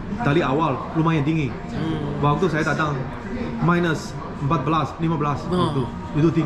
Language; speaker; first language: Indonesian; non-native, learner; Chinese